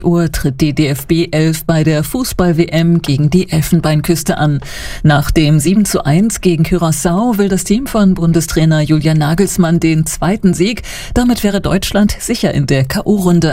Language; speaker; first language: German; native; German